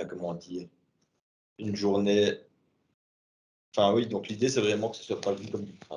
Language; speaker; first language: French; native; French